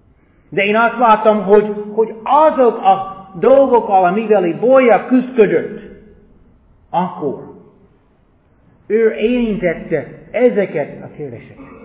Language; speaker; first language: Hungarian; non-native, fluent; English